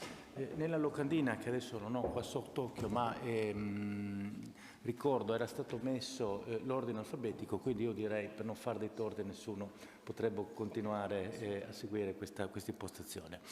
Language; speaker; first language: Italian; native; Italian